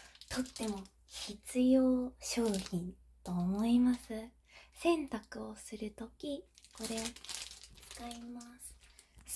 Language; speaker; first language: Japanese; non-native, learner; English